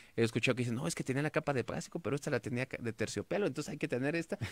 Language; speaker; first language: Spanish; native; Spanish